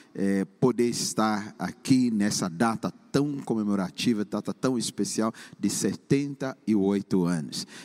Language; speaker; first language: Portuguese; non-native, fluent; English